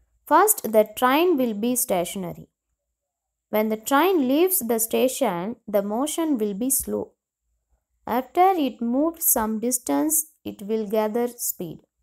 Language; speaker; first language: English; non-native, local second language; Tamil